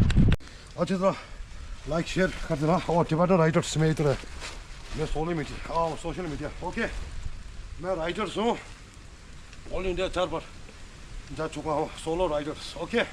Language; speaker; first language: Hindi; non-native, local second language; Tibetan